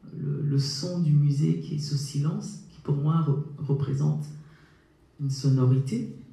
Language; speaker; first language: French; native; French